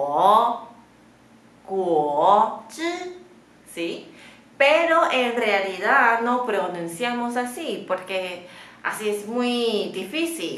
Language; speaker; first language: Spanish; non-native, fluent; Chinese